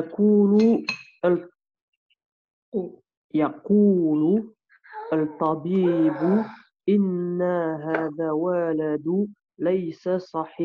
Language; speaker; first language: Arabic; non-native, learner; French